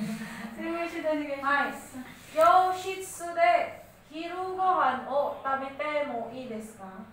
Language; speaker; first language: Japanese; non-native, learner; Filipino